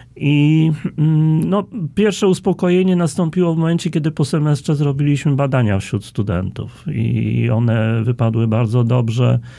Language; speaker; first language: Polish; native; Polish